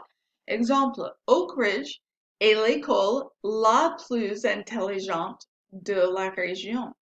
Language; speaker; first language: French; non-native, fluent; English